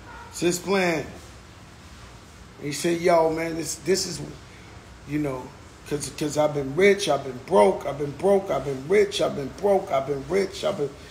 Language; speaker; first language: English; native; English